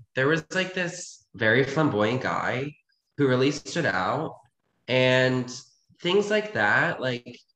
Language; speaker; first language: English; native; English